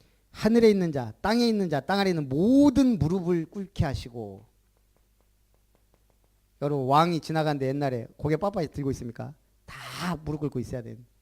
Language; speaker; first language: Korean; native; Korean